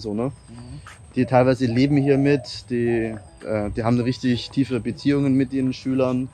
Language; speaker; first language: German; native; German